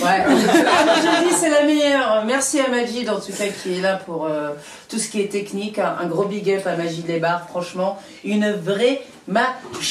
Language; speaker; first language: French; native; French